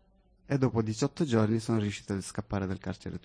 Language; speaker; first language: Italian; non-native, fluent; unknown